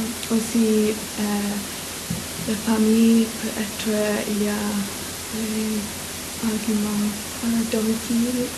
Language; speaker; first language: French; non-native, learner; English